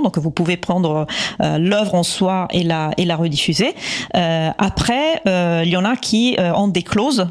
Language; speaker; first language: French; native; French